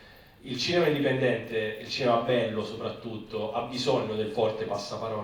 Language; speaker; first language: Italian; native; Italian